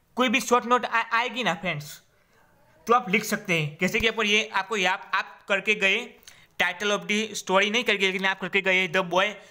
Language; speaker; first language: Hindi; non-native, local second language; Gujarati